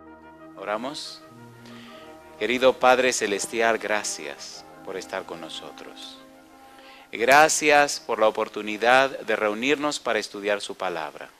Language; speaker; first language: Spanish; native; Spanish